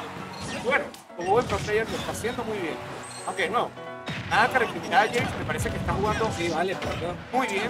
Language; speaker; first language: Spanish; native; Spanish